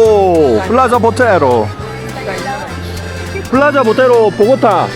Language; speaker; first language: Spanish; non-native, learner; Korean